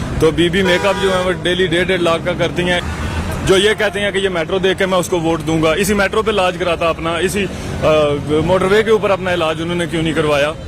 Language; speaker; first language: Urdu; non-native, local second language; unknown